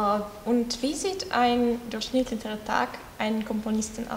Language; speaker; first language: German; non-native, learner; Russian